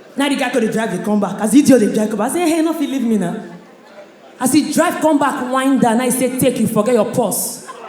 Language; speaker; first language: Nigerian Pidgin; native; Nigerian Pidgin